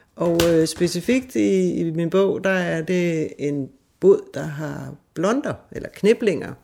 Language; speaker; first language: Danish; native; Danish